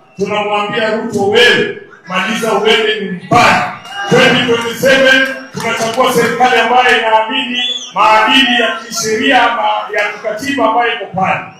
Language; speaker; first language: Swahili; non-native, local second language; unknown